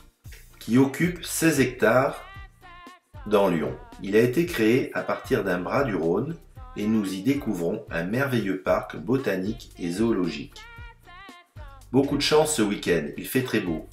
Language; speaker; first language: French; native; French